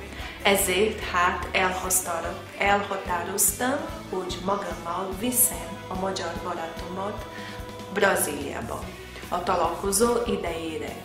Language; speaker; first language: Hungarian; non-native, local second language; Portuguese